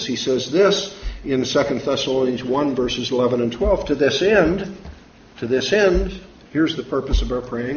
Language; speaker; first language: English; native; English